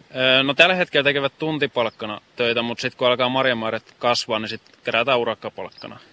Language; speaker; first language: Finnish; native; Finnish